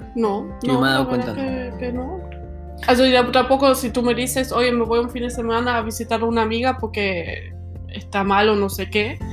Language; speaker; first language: Spanish; non-native, fluent; German